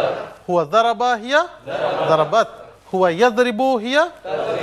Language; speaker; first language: Arabic; non-native, fluent; Urdu